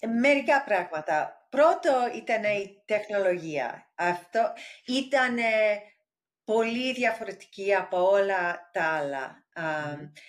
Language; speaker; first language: Greek; early bilingual, heritage; English